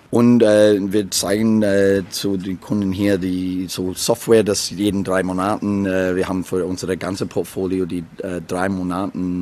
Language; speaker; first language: German; non-native, learner; English